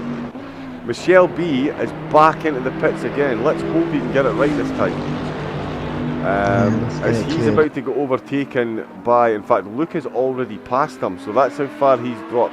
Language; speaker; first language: English; native; English